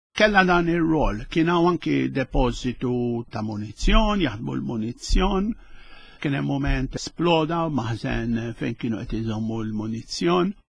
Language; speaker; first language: Maltese; early bilingual, other home language; Spanish